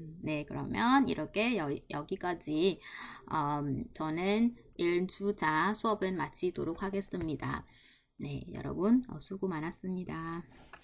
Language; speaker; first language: Korean; non-native, fluent; Vietnamese